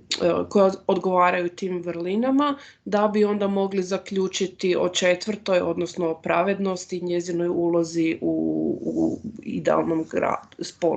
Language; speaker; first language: Croatian; native; Croatian